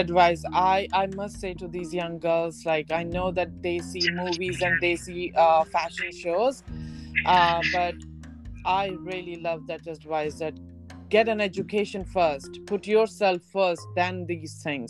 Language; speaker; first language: English; non-native, local second language; Hindi